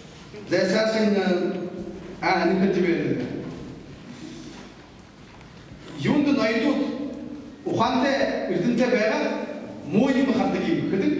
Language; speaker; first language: Mongolian; non-native, learner; Buriat